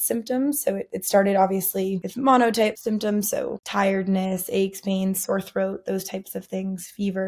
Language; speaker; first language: English; native; English